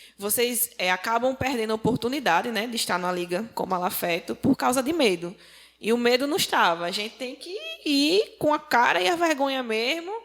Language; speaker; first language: Portuguese; native; Portuguese